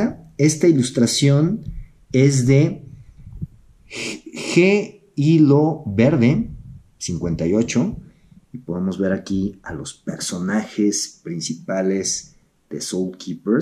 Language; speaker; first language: Spanish; native; Spanish